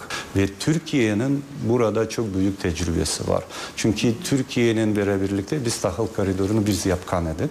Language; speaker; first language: Turkish; non-native, fluent; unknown